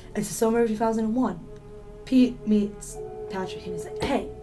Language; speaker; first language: English; native; English